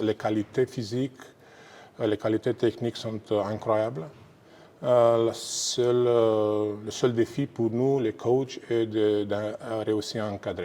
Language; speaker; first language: French; non-native, fluent; Romanian